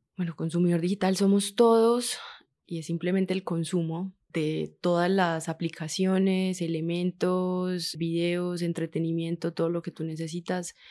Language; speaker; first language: Spanish; native; Spanish